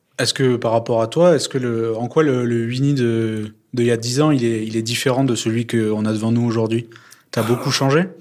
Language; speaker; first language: French; native; French